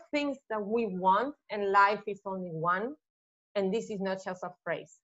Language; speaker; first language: English; non-native, fluent; Spanish